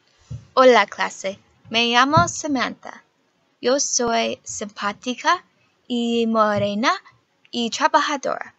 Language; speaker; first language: Spanish; non-native, learner; English